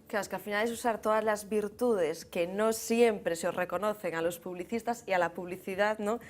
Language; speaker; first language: Spanish; native; Spanish